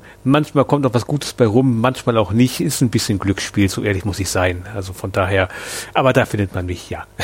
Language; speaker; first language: German; native; German